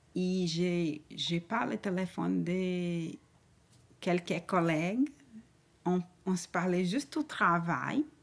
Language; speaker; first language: French; non-native, learner; Portuguese